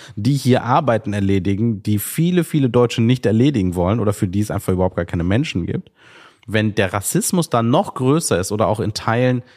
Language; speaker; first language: German; early bilingual, other home language; Sinhala